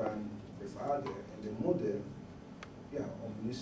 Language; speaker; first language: Dutch; non-native, fluent; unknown